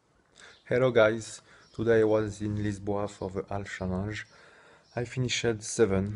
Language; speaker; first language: English; non-native, fluent; French